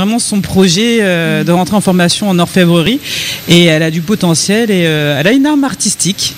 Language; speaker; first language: French; native; French